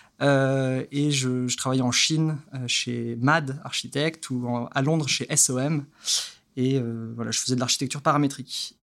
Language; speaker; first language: French; native; French